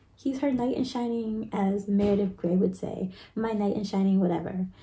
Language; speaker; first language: English; native; English